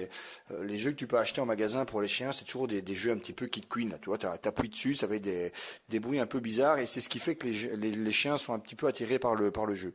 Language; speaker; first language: French; native; French